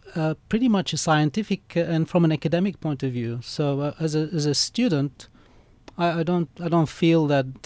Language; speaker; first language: English; early bilingual, other home language; Arabic